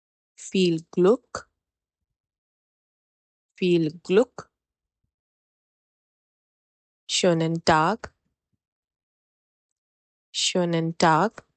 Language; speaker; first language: German; non-native, fluent; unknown